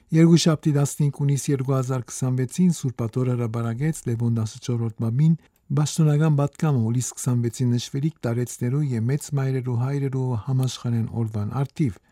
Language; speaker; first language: Armenian; early bilingual, heritage; Armenian